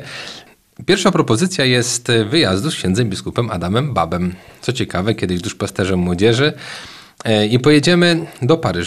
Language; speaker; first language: Polish; native; Polish